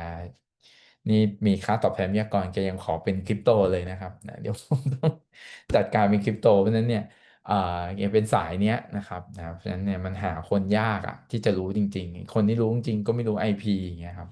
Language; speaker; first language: Thai; native; Thai